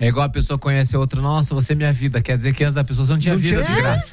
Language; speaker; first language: Portuguese; native; Portuguese